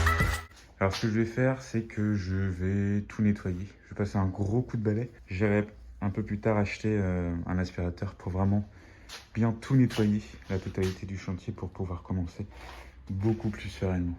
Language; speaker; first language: French; native; French